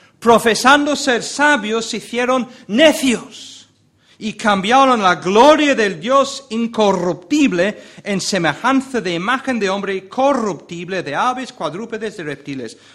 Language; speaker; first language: Spanish; non-native, fluent; English